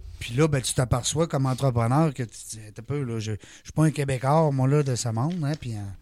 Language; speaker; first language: French; native; French